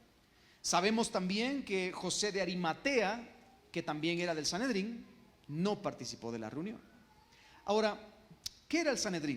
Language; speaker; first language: Spanish; native; Spanish